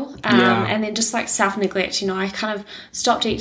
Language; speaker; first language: English; native; English